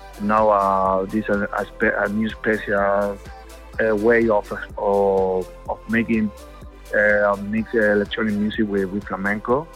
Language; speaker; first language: English; non-native, learner; Spanish